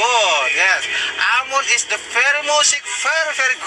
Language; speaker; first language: English; non-native, learner; Indonesian